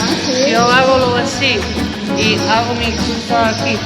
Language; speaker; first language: Spanish; non-native, learner; English